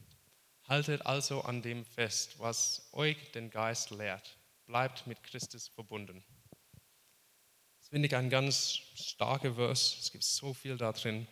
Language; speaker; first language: German; non-native, fluent; English